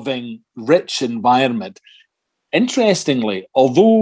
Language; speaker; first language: English; native; English